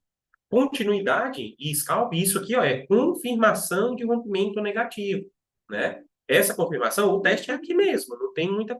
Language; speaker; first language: Portuguese; native; Portuguese